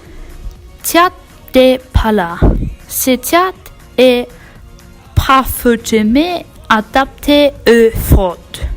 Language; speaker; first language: French; non-native, learner; Icelandic